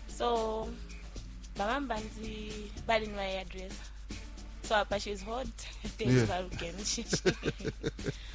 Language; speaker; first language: English; non-native, local second language; Bemba